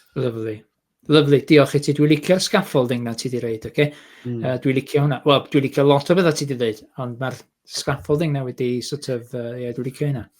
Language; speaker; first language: Welsh; native; Welsh